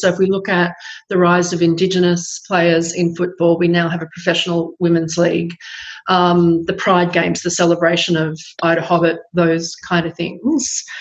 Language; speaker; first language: English; native; English